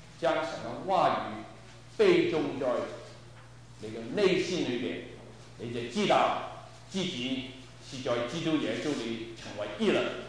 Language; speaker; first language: Chinese; non-native, local second language; Cantonese